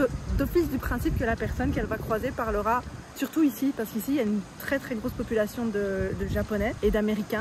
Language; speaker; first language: French; native; French